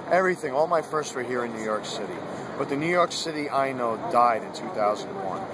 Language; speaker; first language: English; native; English